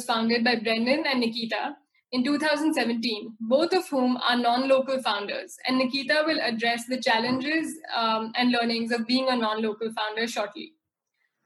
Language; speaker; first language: English; non-native, local second language; Hindi